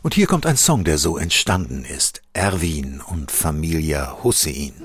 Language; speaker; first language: German; native; German